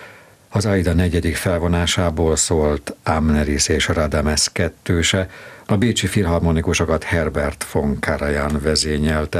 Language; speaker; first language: Hungarian; native; Hungarian